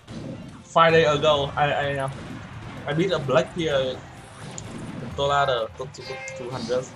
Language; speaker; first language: English; non-native, learner; Vietnamese